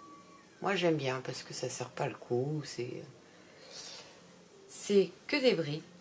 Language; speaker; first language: French; native; French